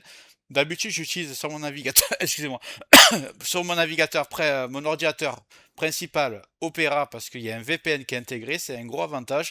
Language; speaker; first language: French; native; French